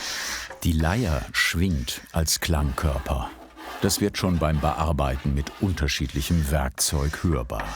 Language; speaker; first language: German; native; German